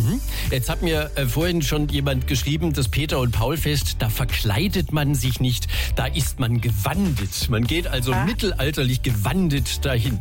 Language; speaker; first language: German; native; German